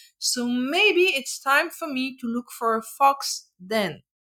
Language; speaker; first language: English; non-native, fluent; French